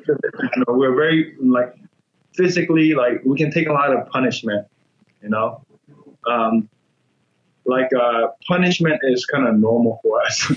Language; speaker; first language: English; non-native, fluent; Burmese